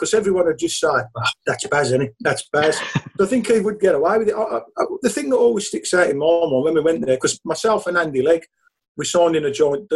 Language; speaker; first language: English; native; English